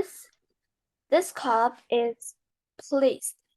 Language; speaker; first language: English; non-native, learner; Chinese